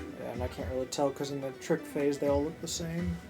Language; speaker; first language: English; native; English